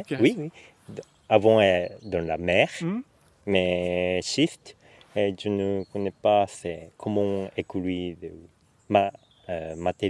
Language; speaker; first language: French; non-native, learner; Japanese